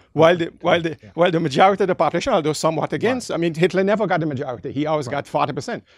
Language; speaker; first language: English; early bilingual, other home language; Dutch